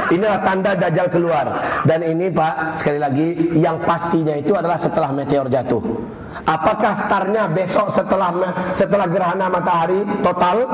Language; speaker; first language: Indonesian; non-native, local second language; Minangkabau